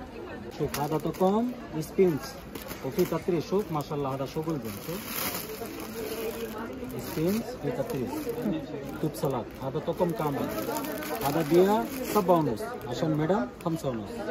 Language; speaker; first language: Arabic; non-native, learner; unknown